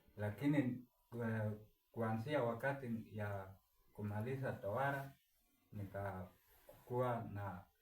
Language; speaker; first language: Swahili; non-native, local second language; Kalenjin